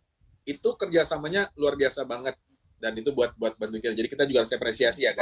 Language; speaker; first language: Indonesian; native; Indonesian